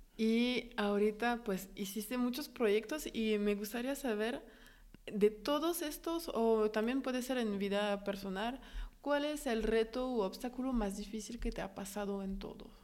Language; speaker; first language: Spanish; non-native, fluent; French